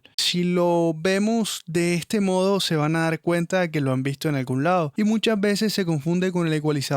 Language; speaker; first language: Spanish; native; Spanish